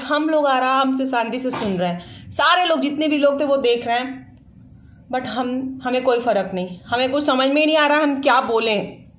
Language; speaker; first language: Hindi; native; Hindi